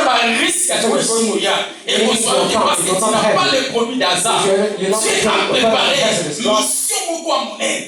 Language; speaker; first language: French; non-native, local second language; Lingala